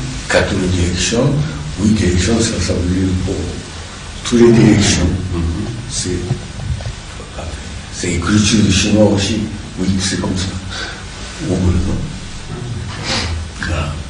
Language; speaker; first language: French; non-native, learner; Japanese